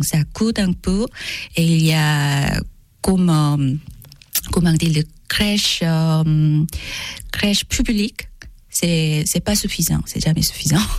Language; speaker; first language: French; non-native, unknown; Korean